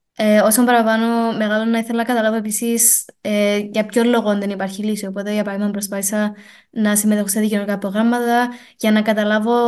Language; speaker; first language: Greek; native; Greek